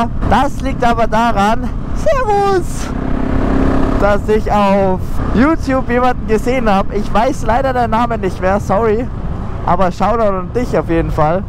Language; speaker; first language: German; native; German